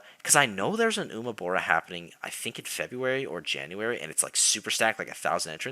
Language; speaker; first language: English; native; English